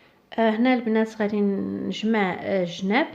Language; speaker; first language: Arabic; native; Arabic